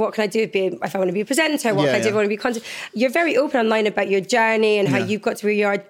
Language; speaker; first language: English; native; English